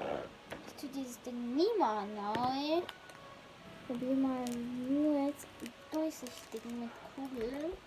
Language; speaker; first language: German; early bilingual, heritage; German